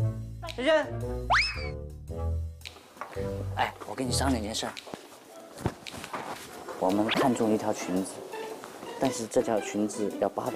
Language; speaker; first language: Chinese; native; Chinese